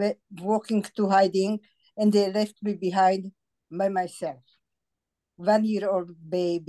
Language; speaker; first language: English; non-native, fluent; Slovak